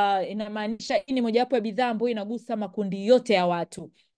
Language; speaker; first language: Swahili; native; Swahili